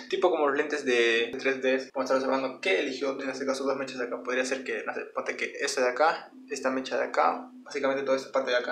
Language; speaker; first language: Spanish; native; Spanish